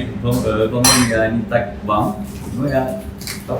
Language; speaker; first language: Russian; non-native, learner; Azerbaijani